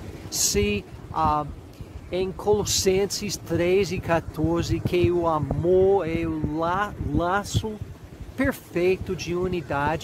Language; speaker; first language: Portuguese; non-native, fluent; English